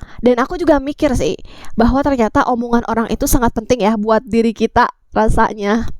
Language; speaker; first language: Indonesian; native; Indonesian